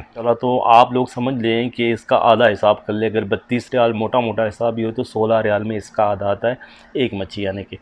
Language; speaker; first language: Hindi; native; Hindi